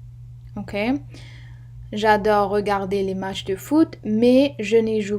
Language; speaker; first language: French; non-native, fluent; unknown